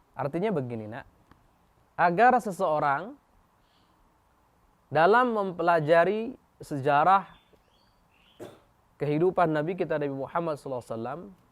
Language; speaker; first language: Indonesian; native; Indonesian